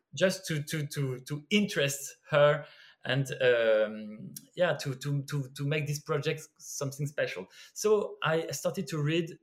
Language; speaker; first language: English; non-native, fluent; French